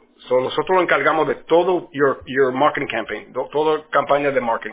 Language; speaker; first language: Spanish; early bilingual, heritage; Spanish